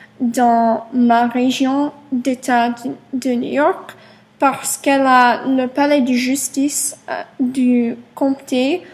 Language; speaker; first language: French; non-native, learner; English